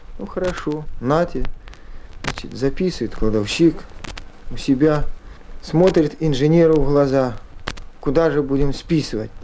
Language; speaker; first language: Russian; native; Russian